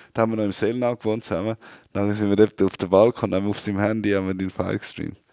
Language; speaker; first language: German; native; German